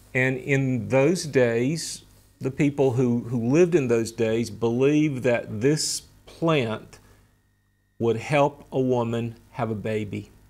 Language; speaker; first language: English; native; English